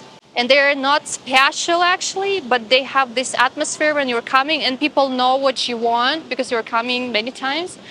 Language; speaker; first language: English; non-native, fluent; Russian